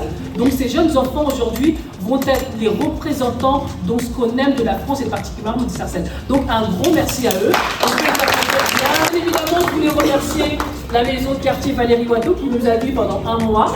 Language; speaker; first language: French; native; French